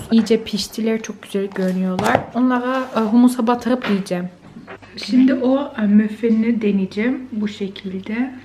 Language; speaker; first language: Turkish; early bilingual, heritage; Turkish